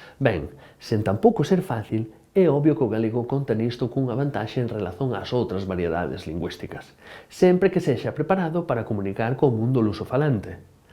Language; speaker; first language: Galician; native; Galician